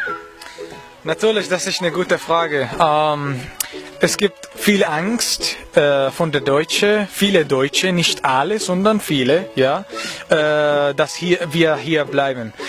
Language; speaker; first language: German; non-native, learner; Arabic